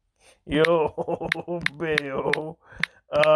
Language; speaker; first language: Spanish; non-native, learner; English